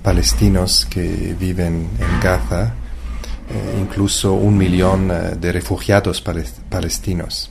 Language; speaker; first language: Spanish; non-native, fluent; Italian